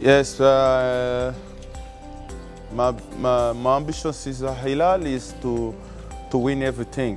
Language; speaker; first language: English; non-native, learner; French